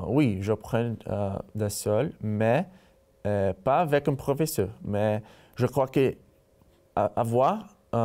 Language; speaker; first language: French; non-native, learner; Portuguese